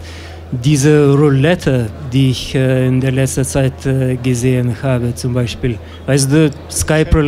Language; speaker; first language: German; non-native, fluent; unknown